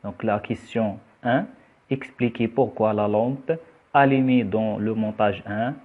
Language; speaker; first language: French; non-native, local second language; Arabic